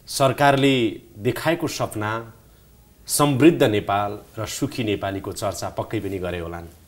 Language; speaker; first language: Nepali; native; Nepali